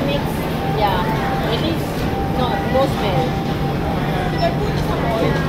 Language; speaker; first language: English; non-native, local second language; Chinese